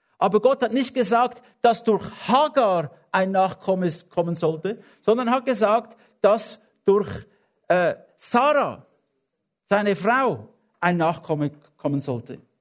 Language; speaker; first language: German; non-native, fluent; English